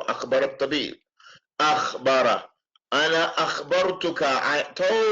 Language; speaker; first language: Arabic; non-native, fluent; English